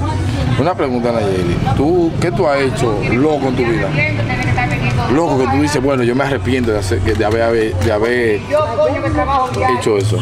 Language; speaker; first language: Spanish; native; Spanish